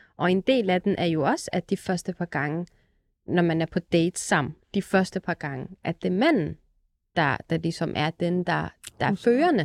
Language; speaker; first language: Danish; early bilingual, other home language; Arabic